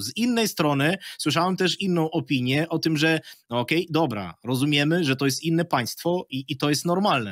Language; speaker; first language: Polish; non-native, fluent; Ukrainian